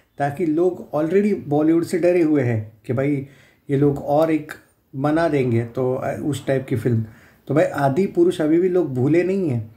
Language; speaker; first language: Hindi; non-native, local second language; Marathi